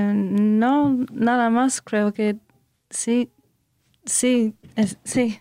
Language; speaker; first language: Spanish; non-native, fluent; English